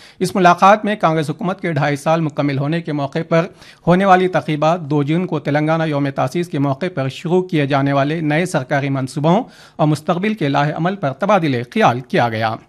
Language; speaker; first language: Urdu; native; Urdu